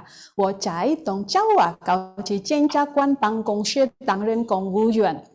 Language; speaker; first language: Chinese; non-native, learner; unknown